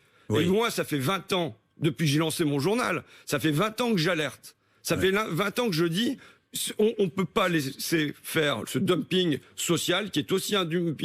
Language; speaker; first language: French; native; French